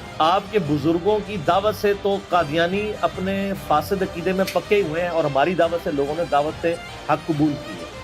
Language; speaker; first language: Urdu; non-native, local second language; Punjabi